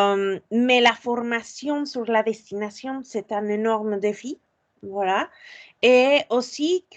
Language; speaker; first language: French; non-native, fluent; Spanish